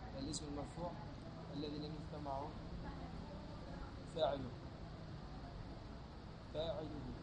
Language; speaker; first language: Arabic; non-native, learner; French